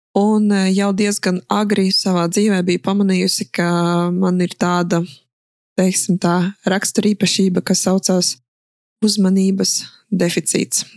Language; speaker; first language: Latvian; non-native, local second language; Russian